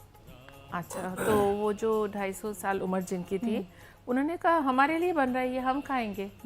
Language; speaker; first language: Hindi; native; Hindi